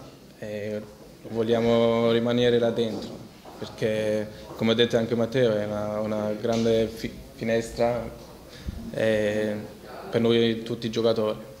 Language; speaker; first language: Italian; early bilingual, heritage; Italian